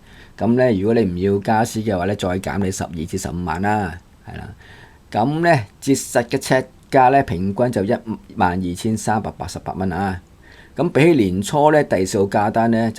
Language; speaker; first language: Cantonese; native; Cantonese